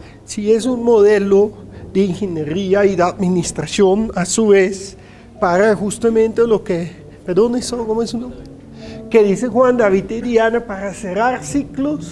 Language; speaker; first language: Spanish; non-native, fluent; Dutch